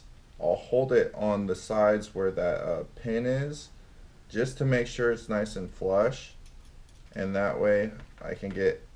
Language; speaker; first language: English; native; English